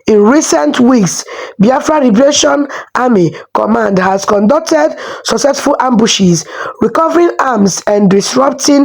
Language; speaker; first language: English; non-native, local second language; Igbo